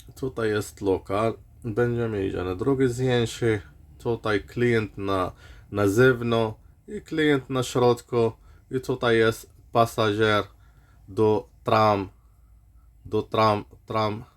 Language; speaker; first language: Polish; non-native, learner; Arabic